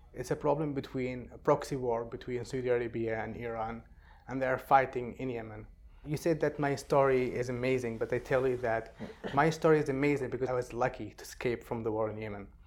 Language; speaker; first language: English; non-native, fluent; Arabic